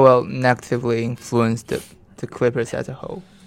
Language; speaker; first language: English; non-native, fluent; Chinese